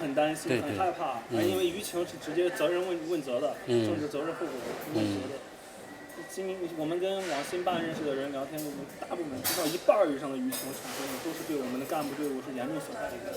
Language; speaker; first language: Chinese; native; Chinese